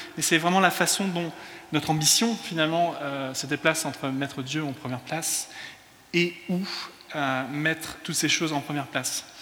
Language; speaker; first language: French; early bilingual, other home language; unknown